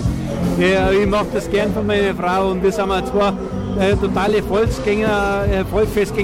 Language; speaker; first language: German; native; German